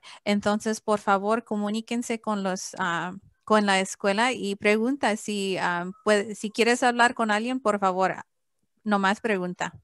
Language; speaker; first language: Spanish; early bilingual, heritage; English